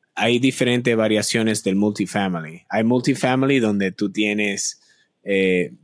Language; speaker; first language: Spanish; native; Spanish